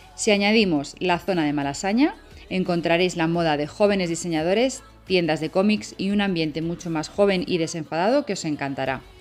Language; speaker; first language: Spanish; native; Spanish